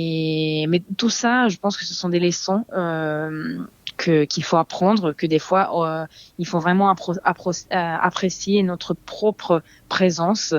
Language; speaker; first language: French; non-native, fluent; Serbian